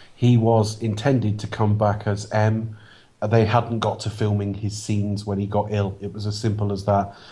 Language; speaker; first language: English; native; English